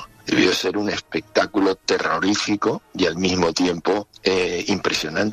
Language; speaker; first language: Spanish; native; Spanish